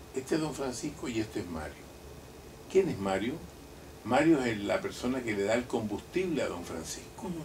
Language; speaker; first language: Spanish; non-native, local second language; German